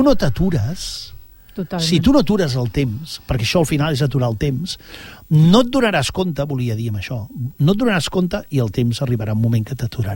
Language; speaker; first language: Catalan; native; Catalan